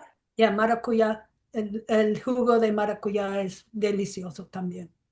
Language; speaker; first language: Spanish; non-native, fluent; English